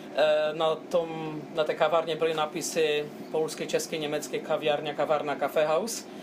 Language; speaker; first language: Czech; non-native, local second language; Polish